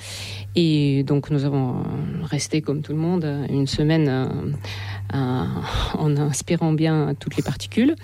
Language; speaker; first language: French; non-native, fluent; Russian